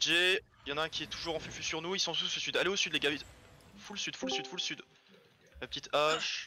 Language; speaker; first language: French; native; French